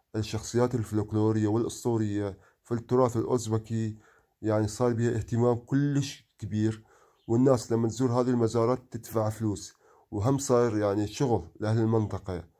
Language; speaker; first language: Arabic; non-native, local second language; Kurdish